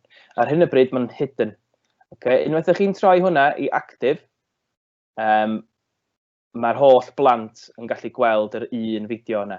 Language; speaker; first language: Welsh; native; Welsh